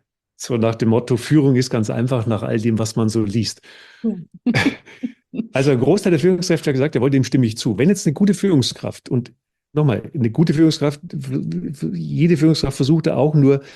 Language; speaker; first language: German; native; German